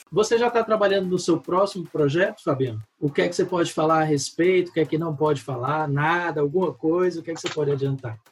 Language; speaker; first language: Portuguese; native; Portuguese